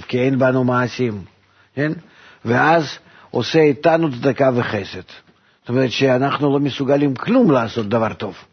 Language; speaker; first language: Hebrew; non-native, fluent; Russian